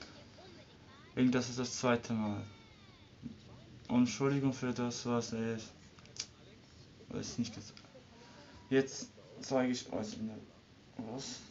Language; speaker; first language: German; early bilingual, other home language; Serbian